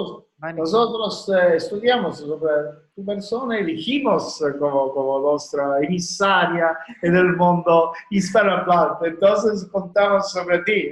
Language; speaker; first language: Spanish; non-native, learner; Italian